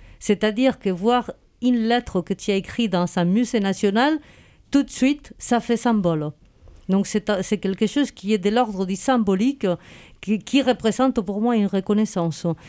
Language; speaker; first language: French; non-native, fluent; Spanish